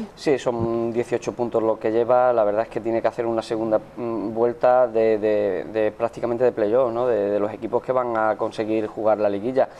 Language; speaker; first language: Spanish; native; Spanish